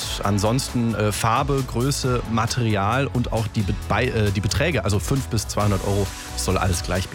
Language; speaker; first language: German; native; German